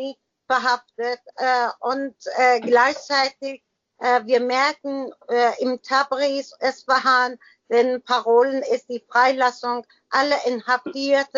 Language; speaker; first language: German; non-native, learner; Persian